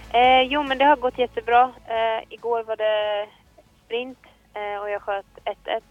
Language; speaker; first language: Swedish; native; Swedish